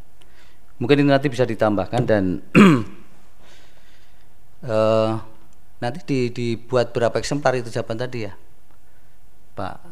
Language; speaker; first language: Indonesian; native; Indonesian